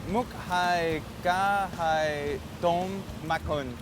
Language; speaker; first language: Vietnamese; non-native, learner; English